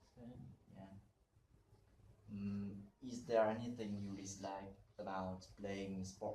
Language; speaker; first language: English; non-native, learner; Vietnamese